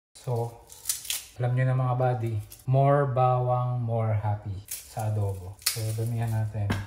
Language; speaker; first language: Filipino; native; Filipino